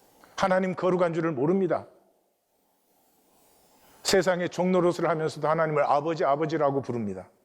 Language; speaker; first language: Korean; native; Korean